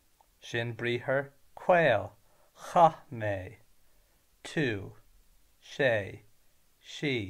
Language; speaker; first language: Irish; non-native, learner; English